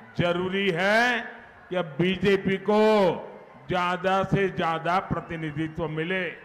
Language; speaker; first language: Hindi; non-native, local second language; Gujarati